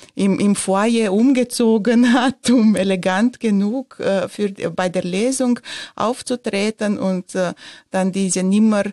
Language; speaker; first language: German; non-native, fluent; Romanian